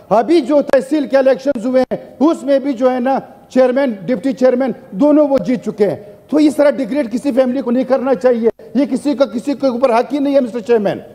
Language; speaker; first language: Urdu; non-native, local second language; Pashto